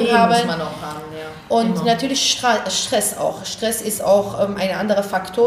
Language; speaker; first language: German; non-native, fluent; Persian